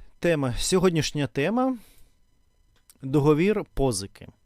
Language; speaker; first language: Ukrainian; non-native, learner; Russian